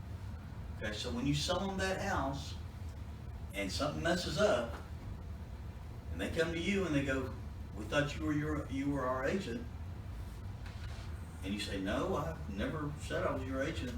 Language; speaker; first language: English; native; English